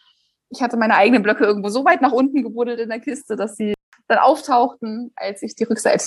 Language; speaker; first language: German; native; German